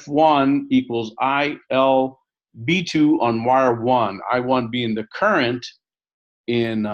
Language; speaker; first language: English; native; English